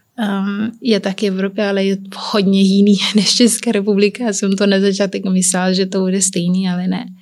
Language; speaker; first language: Czech; non-native, learner; Kabuverdianu